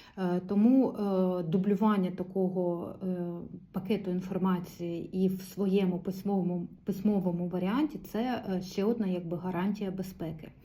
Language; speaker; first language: Ukrainian; non-native, local second language; Russian